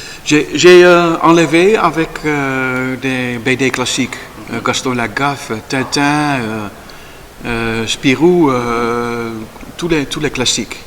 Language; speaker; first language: French; non-native, learner; Dutch